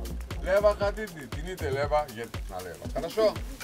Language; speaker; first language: Russian; non-native, learner; Greek